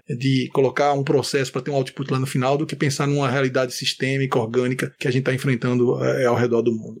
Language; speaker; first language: Portuguese; native; Portuguese